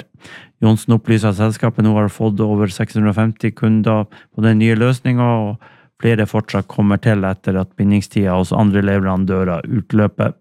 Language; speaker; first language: Norwegian; native; Norwegian